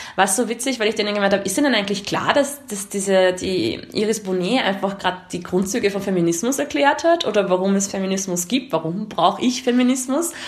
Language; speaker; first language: German; early bilingual, other home language; Hungarian